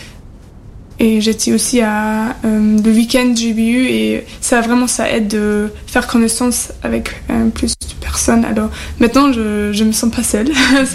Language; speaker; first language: French; non-native, learner; German